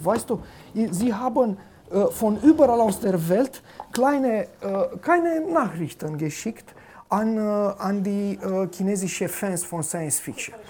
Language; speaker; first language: German; non-native, fluent; Romanian